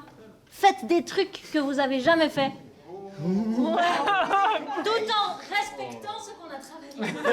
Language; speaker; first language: French; native; French